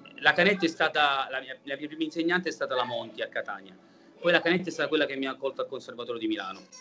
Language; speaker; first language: Italian; native; Italian